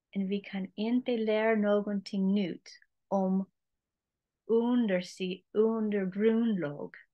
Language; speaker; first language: Swedish; non-native, learner; English